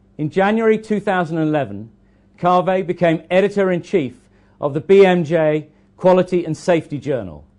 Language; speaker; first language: English; native; English